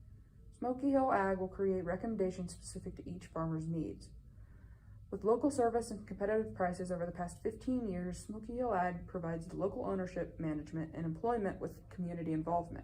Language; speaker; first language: English; native; English